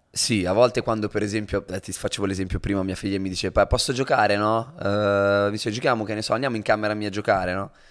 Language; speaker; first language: Italian; native; Italian